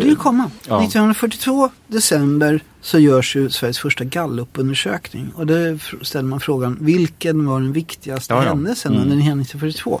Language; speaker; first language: Swedish; native; Swedish